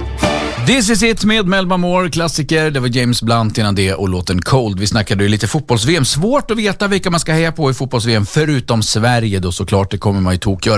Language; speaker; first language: Swedish; native; Swedish